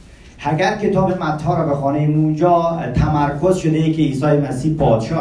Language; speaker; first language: Persian; early bilingual, heritage; Persian